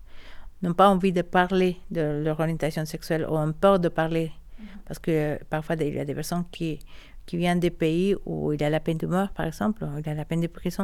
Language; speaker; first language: French; non-native, learner; Spanish